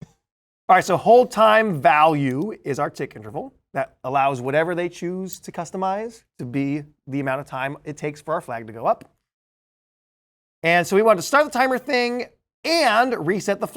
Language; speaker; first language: English; native; English